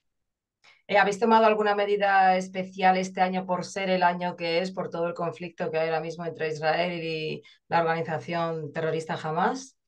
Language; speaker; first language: Spanish; native; Spanish